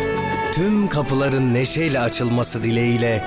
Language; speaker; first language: Turkish; native; Turkish